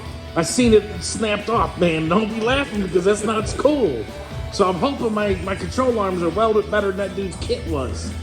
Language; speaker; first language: English; native; English